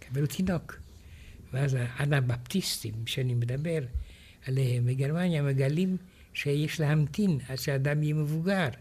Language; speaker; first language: Hebrew; non-native, fluent; Romanian